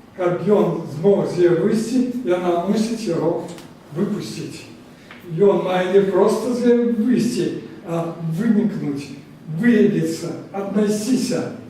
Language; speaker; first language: Belarusian; native; Belarusian